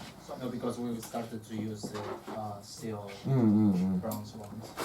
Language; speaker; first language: English; non-native, fluent; Spanish